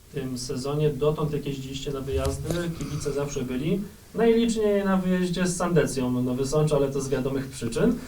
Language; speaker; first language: Polish; native; Polish